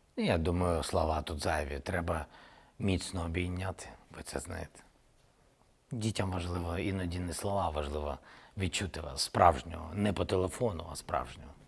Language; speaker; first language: Ukrainian; non-native, local second language; Russian